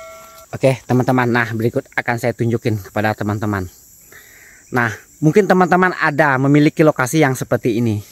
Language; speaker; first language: Indonesian; native; Indonesian